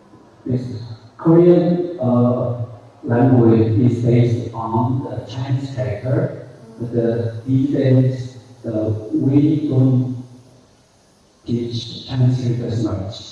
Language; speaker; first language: English; non-native, fluent; Korean